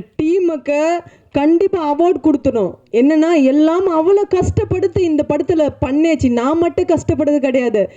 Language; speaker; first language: Tamil; non-native, fluent; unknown